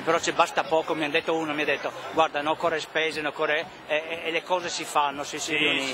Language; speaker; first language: Italian; native; Italian